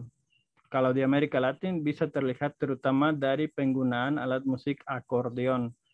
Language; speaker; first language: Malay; non-native, fluent; Spanish